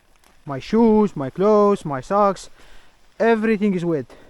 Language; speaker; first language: English; non-native, learner; Finnish